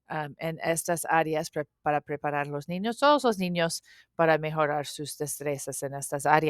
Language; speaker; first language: Spanish; non-native, learner; English